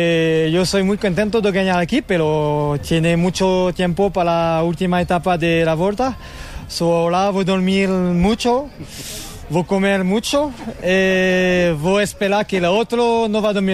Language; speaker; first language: Spanish; non-native, learner; French